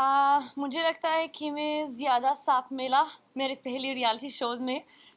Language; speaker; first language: Hindi; non-native, learner; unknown